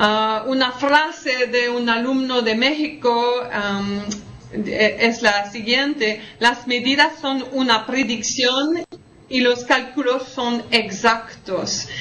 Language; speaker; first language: Spanish; non-native, learner; French